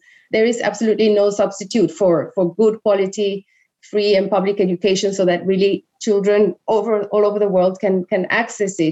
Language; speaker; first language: English; non-native, fluent; Spanish